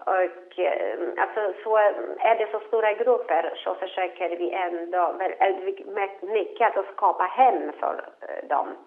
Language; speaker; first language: Swedish; non-native, fluent; Polish